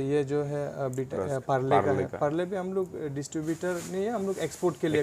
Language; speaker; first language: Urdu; non-native, fluent; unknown